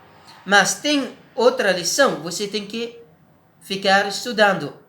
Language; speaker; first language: Portuguese; non-native, learner; Arabic